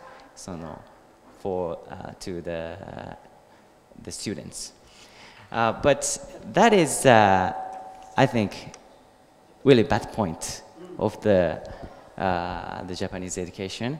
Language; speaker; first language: English; non-native, learner; Japanese